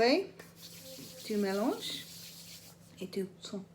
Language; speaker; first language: French; non-native, learner; English